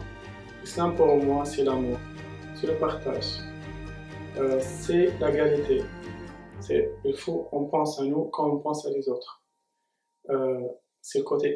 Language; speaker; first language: French; non-native, local second language; Arabic